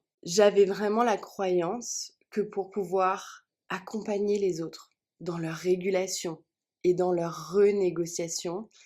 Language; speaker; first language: French; native; French